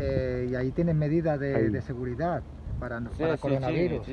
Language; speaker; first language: Spanish; native; Spanish